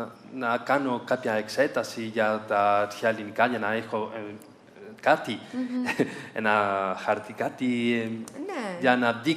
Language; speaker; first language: Greek; non-native, fluent; Spanish